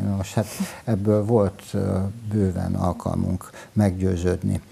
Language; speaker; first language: Hungarian; native; Hungarian